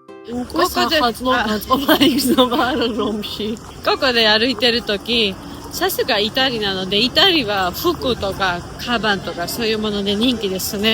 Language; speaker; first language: Japanese; non-native, fluent; Georgian